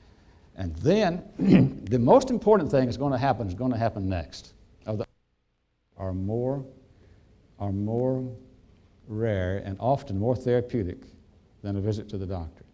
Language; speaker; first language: English; native; English